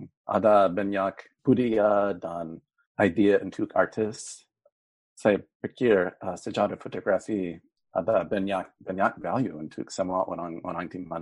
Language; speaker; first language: Indonesian; non-native, fluent; English